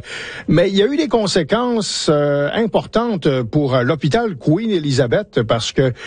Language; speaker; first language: French; native; French